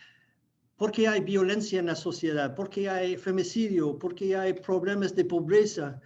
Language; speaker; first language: Spanish; non-native, fluent; English